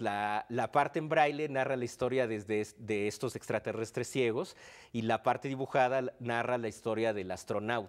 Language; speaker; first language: Spanish; native; Spanish